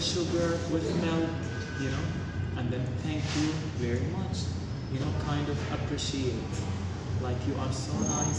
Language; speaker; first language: English; non-native, learner; Arabic